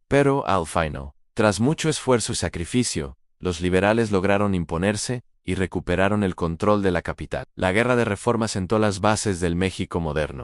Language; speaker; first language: Spanish; native; Spanish